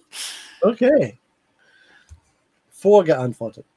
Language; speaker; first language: German; non-native, fluent; English